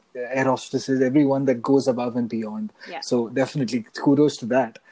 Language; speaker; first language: English; non-native, local second language; Hindi